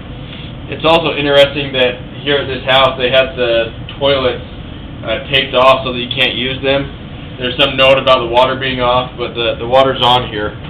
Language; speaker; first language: English; native; English